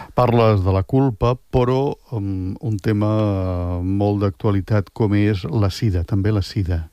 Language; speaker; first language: Catalan; native; Catalan